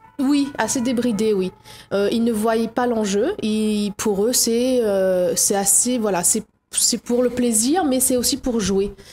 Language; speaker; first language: French; native; French